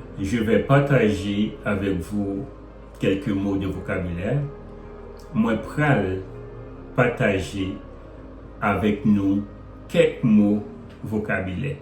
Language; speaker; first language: French; non-native, local second language; Haitian Creole